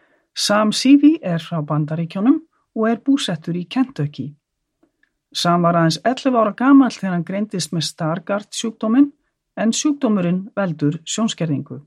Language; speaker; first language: Icelandic; native; Icelandic